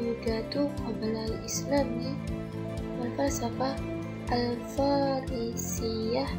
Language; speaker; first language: Arabic; non-native, learner; Indonesian